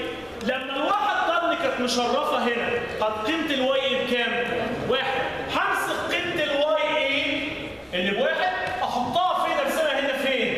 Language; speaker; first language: Arabic; native; Arabic